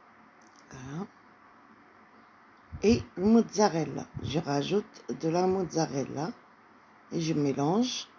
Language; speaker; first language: French; non-native, fluent; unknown